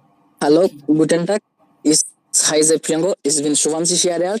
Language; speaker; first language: German; non-native, learner; Bangla